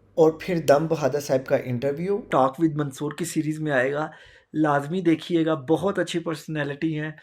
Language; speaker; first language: Urdu; non-native, local second language; Punjabi